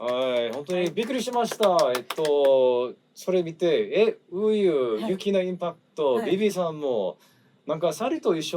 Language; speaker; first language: Japanese; non-native, learner; English